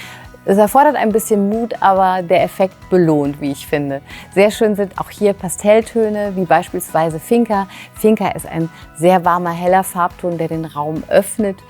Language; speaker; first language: German; native; German